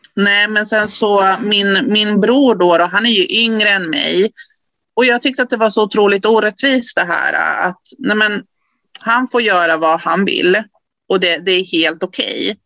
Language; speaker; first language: Swedish; early bilingual, other home language; Spanish